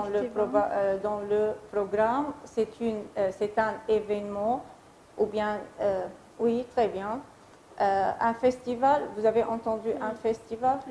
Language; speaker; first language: French; non-native, fluent; Arabic